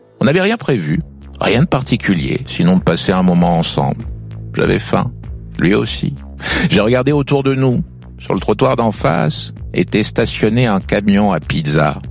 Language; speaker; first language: French; native; French